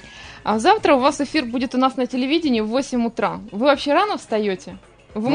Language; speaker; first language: Russian; native; Russian